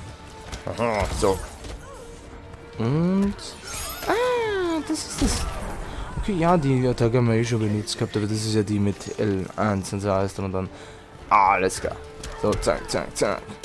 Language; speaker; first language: German; native; German